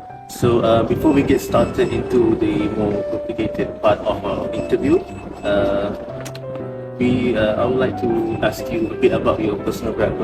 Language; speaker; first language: English; non-native, local second language; Malay